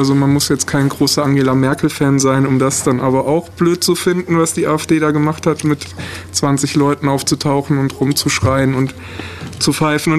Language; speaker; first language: German; native; German